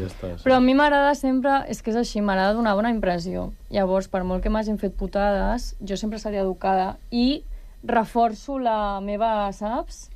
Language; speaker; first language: Catalan; native; Catalan